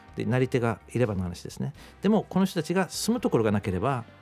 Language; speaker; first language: Japanese; native; Japanese